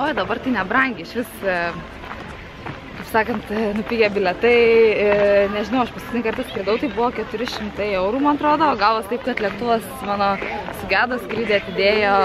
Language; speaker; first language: Lithuanian; native; Lithuanian